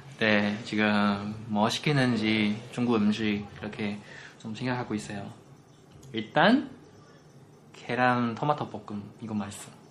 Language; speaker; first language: Korean; non-native, fluent; Chinese